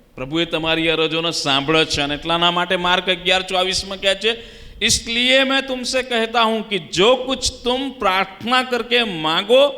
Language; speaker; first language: Gujarati; native; Gujarati